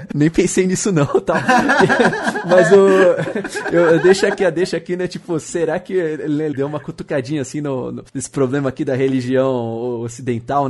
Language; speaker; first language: Portuguese; native; Portuguese